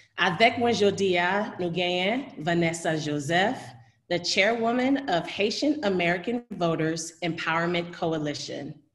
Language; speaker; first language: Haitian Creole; early bilingual, heritage; Haitian Creole